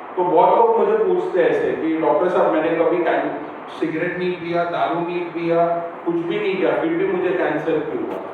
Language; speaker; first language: Hindi; non-native, local second language; Marathi